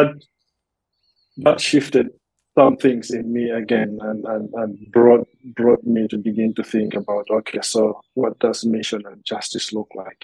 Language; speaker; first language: English; non-native, local second language; Nyanja